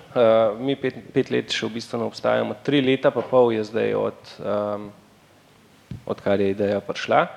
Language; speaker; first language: Slovenian; native; Slovenian